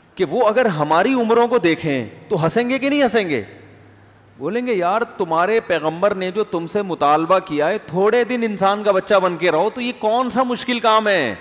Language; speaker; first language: Urdu; native; Urdu